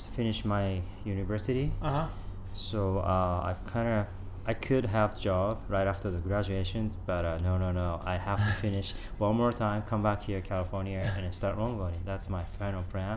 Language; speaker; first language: English; non-native, learner; Japanese